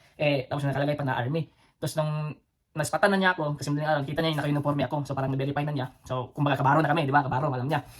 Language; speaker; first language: Filipino; non-native, local second language; Cebuano